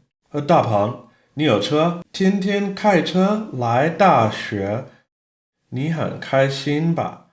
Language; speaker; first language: Chinese; non-native, fluent; English